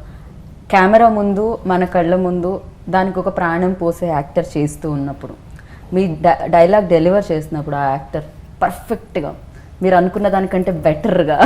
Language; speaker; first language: Telugu; native; Telugu